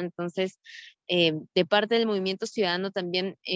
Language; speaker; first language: Spanish; native; Spanish